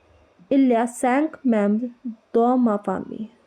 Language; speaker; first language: French; non-native, learner; Hindi